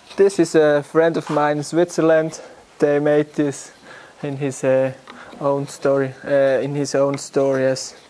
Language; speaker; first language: English; non-native, learner; German